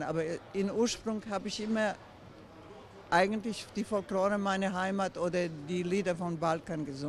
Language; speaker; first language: German; non-native, fluent; Croatian